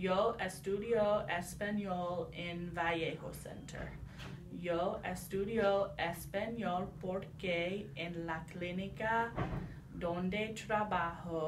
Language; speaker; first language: Spanish; non-native, learner; English